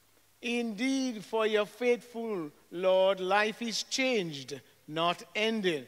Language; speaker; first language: English; native; English